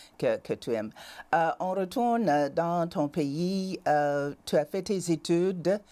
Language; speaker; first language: French; native; French